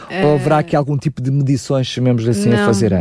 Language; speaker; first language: Portuguese; native; Portuguese